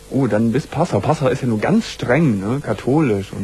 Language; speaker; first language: German; native; German